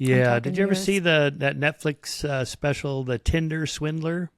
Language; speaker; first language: English; native; English